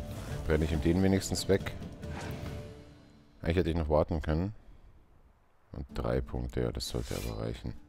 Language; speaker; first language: German; native; German